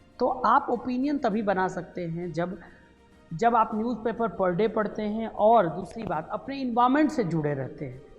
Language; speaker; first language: Hindi; native; Hindi